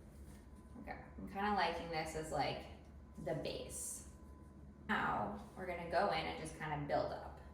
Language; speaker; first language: English; native; English